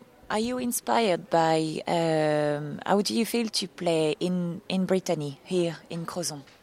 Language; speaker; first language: English; non-native, fluent; French